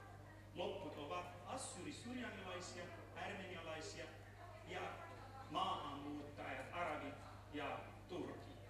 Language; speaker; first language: Finnish; non-native, learner; Central Kurdish